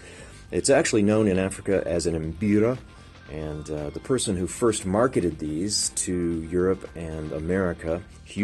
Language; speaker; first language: English; native; English